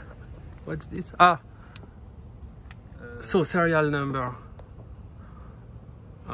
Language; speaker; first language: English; non-native, learner; French